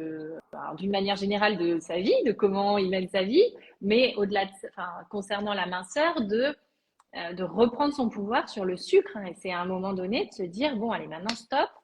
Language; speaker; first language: French; native; French